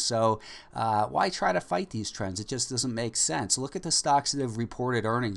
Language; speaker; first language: English; native; English